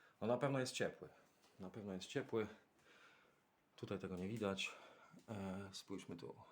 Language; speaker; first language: Polish; native; Polish